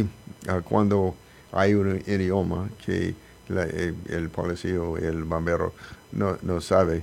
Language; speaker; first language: Spanish; non-native, learner; English